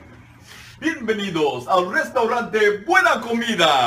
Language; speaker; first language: Spanish; non-native, learner; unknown